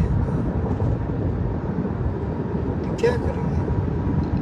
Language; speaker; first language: Hindi; non-native, learner; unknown